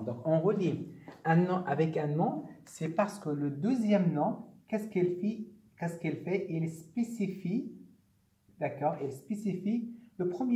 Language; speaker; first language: French; non-native, fluent; Arabic